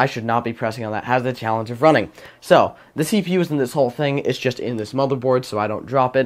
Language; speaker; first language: English; native; English